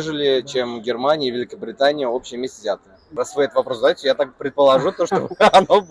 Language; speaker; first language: Russian; native; Russian